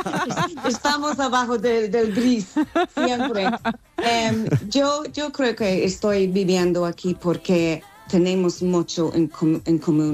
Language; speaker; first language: Spanish; non-native, learner; English